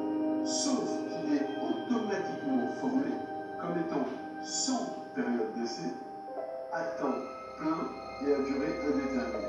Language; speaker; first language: French; native; French